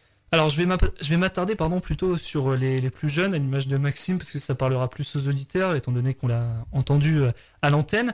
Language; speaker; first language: French; native; French